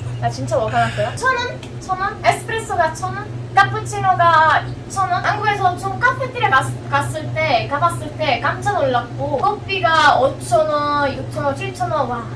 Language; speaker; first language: Korean; non-native, learner; Italian